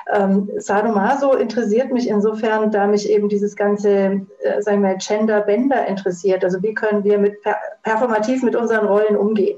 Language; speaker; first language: German; native; German